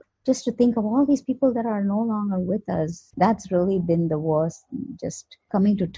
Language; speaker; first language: English; non-native, local second language; Malayalam